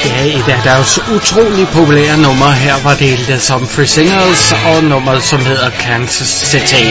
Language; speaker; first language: Danish; native; Danish